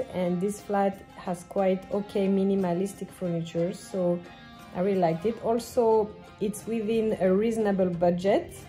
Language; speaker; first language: English; non-native, fluent; French